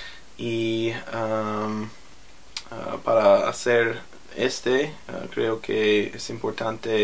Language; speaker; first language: Spanish; non-native, learner; English